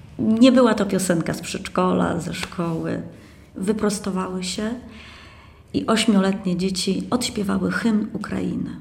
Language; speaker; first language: Polish; native; Polish